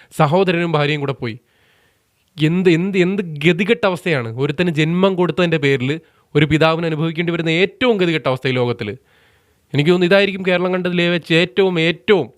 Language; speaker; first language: Malayalam; native; Malayalam